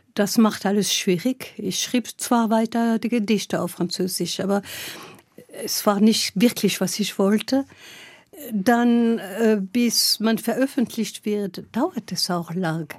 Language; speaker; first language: German; non-native, fluent; French